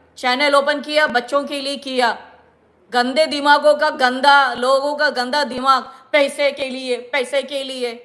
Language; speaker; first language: Hindi; non-native, local second language; Marathi